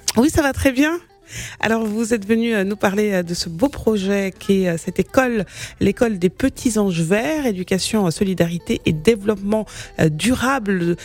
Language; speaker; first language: French; native; French